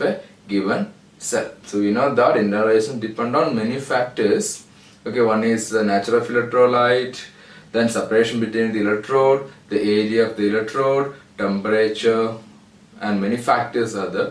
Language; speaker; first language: English; non-native, local second language; Malayalam